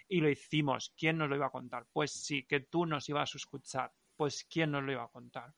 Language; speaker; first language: Spanish; non-native, local second language; Catalan